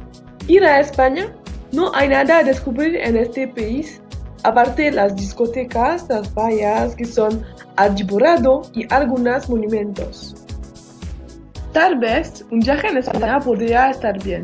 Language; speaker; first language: Spanish; non-native, learner; French